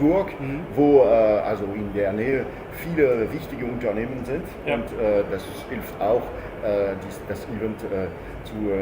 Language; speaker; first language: German; non-native, fluent; French